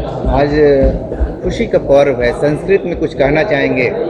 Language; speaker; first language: Hindi; native; Hindi